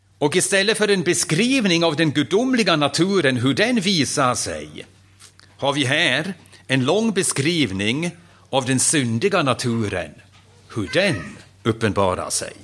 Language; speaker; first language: Swedish; non-native, fluent; German